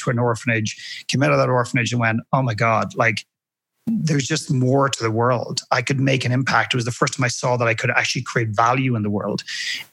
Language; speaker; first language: English; native; English